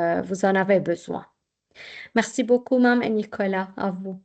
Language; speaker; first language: French; non-native, fluent; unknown